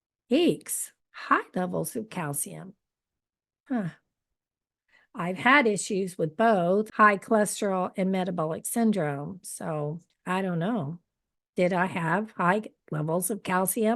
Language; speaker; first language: English; native; English